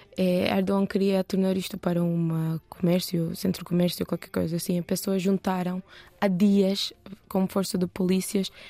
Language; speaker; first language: Portuguese; non-native, learner; Turkish